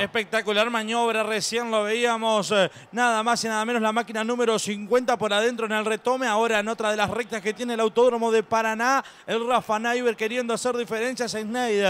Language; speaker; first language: Spanish; native; Spanish